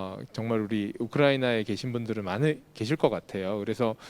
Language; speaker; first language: Korean; native; Korean